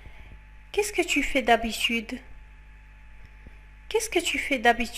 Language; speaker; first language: French; non-native, fluent; Arabic